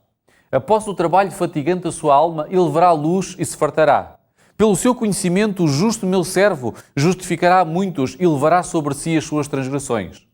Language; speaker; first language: Portuguese; native; Portuguese